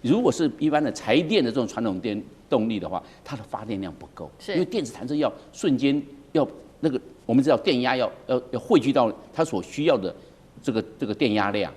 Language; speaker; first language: Chinese; native; Chinese